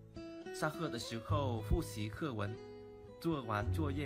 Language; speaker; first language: Chinese; non-native, learner; Vietnamese